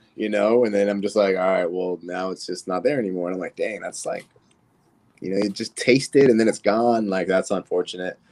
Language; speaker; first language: English; native; English